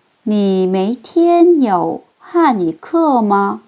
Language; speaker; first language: Chinese; non-native, fluent; Korean